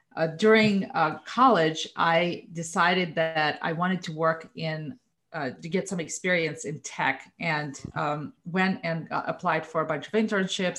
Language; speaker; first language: English; non-native, fluent; Russian